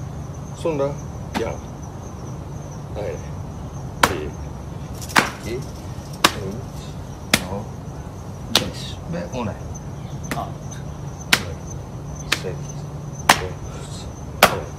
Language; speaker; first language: Turkish; non-native, learner; Japanese